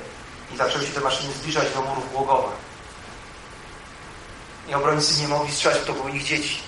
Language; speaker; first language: Polish; native; Polish